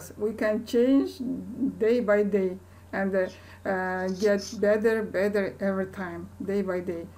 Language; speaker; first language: English; non-native, learner; Kazakh